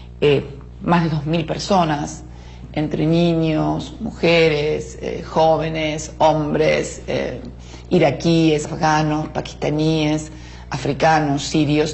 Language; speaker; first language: Spanish; native; Spanish